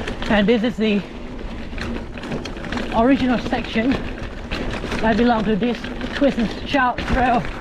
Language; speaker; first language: English; non-native, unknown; Thai